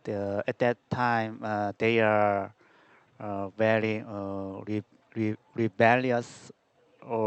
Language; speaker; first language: English; non-native, learner; Korean